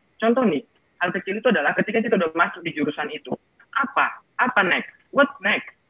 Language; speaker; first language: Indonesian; non-native, local second language; Batak Toba